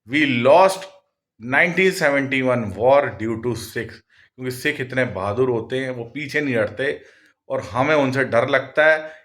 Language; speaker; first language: Hindi; non-native, local second language; Punjabi